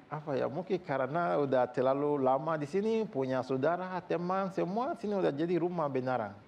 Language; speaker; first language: Indonesian; non-native, fluent; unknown